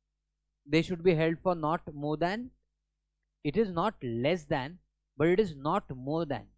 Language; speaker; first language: English; non-native, local second language; Hindi